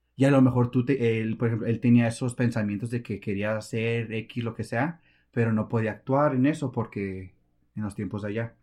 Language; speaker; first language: Spanish; early bilingual, heritage; Spanish